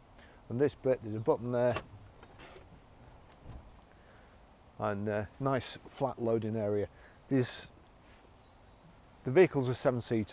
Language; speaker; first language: English; native; English